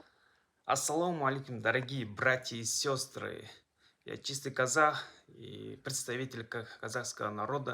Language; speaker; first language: Russian; non-native, local second language; Kazakh